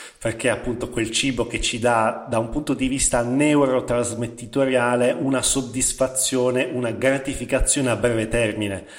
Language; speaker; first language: Italian; native; Italian